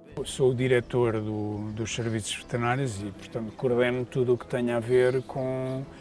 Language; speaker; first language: Portuguese; native; Portuguese